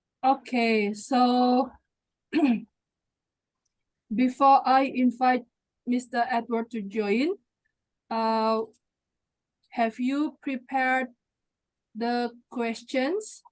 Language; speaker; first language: English; non-native, fluent; Indonesian